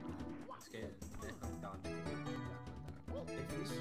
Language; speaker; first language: Spanish; native; Spanish